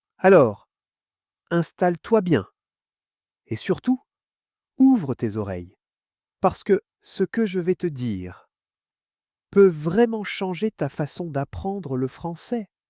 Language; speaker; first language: French; non-native, fluent; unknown